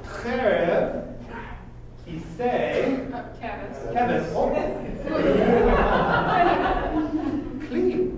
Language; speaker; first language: Hebrew; non-native, fluent; English